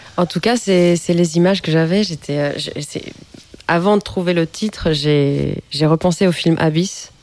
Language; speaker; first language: French; native; French